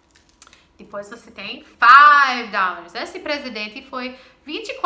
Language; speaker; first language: Portuguese; non-native, fluent; English